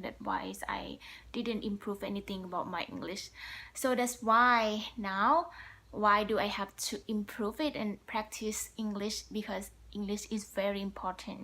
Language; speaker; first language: English; non-native, learner; Thai